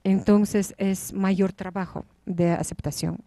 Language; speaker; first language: Spanish; non-native, fluent; Russian